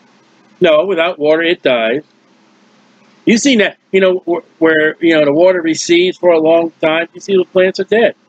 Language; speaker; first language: English; native; English